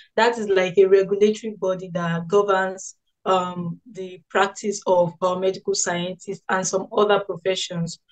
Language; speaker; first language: English; non-native, local second language; Yoruba